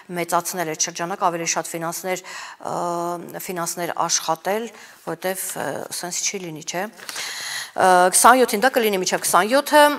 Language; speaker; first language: Armenian; native; Armenian